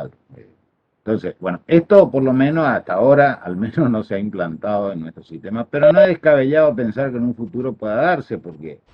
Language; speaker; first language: Spanish; native; Spanish